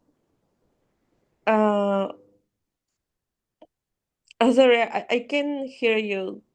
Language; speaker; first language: English; non-native, learner; Spanish